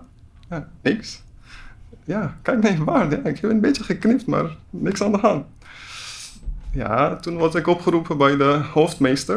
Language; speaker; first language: Dutch; non-native, learner; Persian